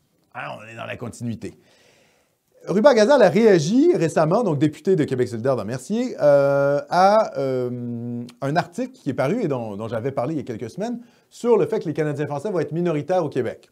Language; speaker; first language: French; native; French